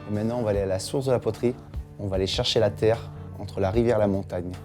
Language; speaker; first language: French; native; French